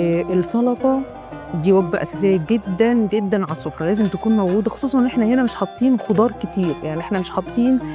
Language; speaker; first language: Arabic; native; Arabic